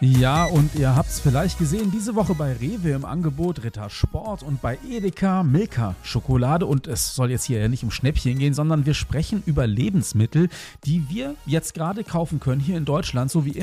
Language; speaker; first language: German; native; German